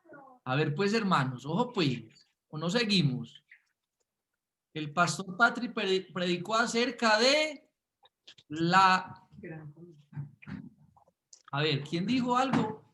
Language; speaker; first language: Spanish; native; Spanish